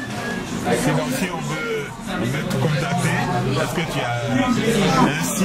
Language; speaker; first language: French; native; French